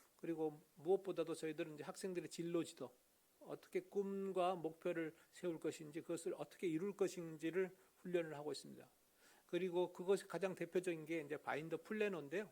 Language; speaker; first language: Korean; native; Korean